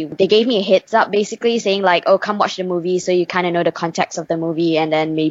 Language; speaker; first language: English; non-native, local second language; Chinese